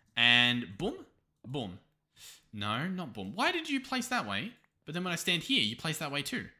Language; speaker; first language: English; native; English